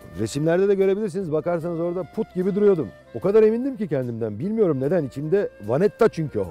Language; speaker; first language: Turkish; native; Turkish